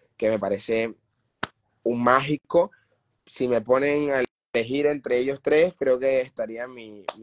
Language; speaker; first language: Spanish; native; Spanish